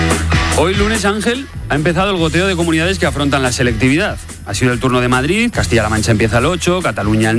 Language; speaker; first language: Spanish; native; Spanish